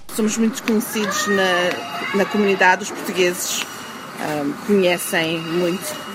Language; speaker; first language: Portuguese; early bilingual, heritage; Portuguese